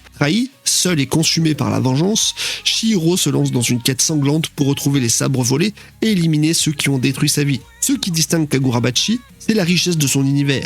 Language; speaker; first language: French; native; French